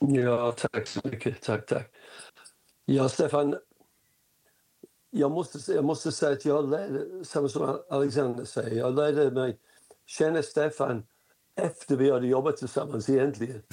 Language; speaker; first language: Swedish; non-native, fluent; English